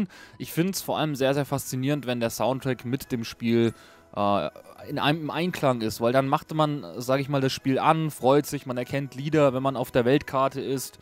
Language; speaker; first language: German; native; German